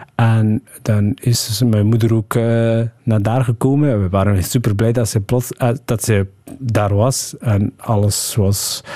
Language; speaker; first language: Dutch; early bilingual, other home language; Somali